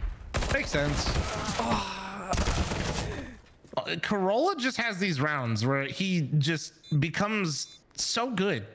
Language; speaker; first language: English; native; English